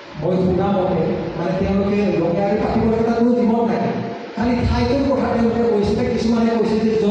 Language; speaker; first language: Assamese; non-native, local second language; Karbi